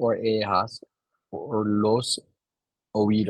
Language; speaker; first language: Spanish; non-native, learner; English